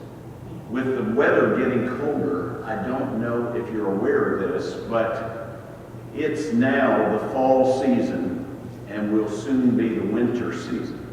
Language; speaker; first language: English; native; English